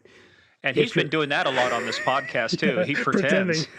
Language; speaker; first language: English; native; English